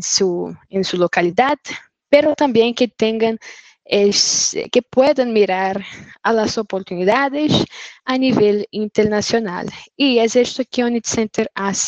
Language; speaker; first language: Spanish; non-native, fluent; Portuguese